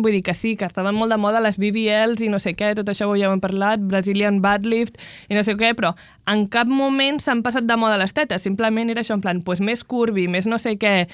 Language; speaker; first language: Catalan; native; Catalan